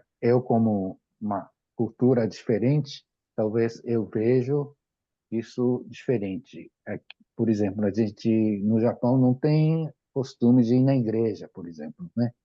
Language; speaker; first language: Portuguese; non-native, fluent; Japanese